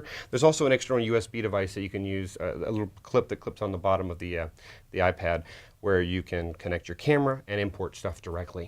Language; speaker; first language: English; native; English